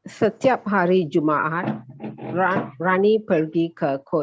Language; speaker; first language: Indonesian; non-native, learner; Tamil